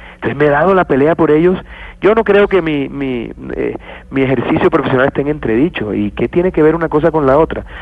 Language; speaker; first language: Spanish; native; Spanish